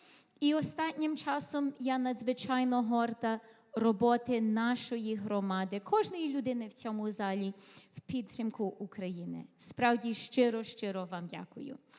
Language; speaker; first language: Ukrainian; early bilingual, heritage; Ukrainian